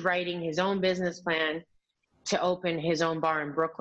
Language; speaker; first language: English; native; English